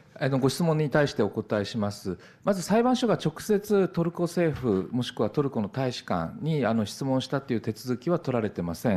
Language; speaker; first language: Japanese; native; Japanese